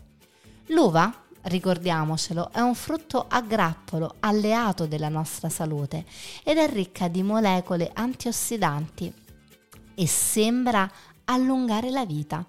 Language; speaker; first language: Italian; native; Italian